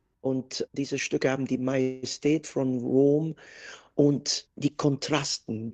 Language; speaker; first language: German; non-native, fluent; English